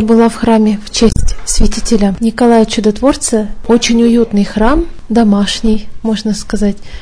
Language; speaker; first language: Russian; native; Russian